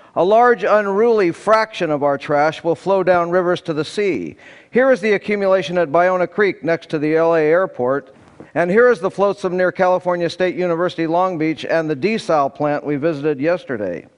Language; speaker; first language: English; native; English